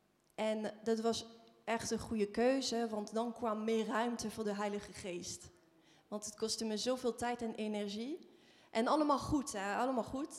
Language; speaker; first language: Dutch; non-native, fluent; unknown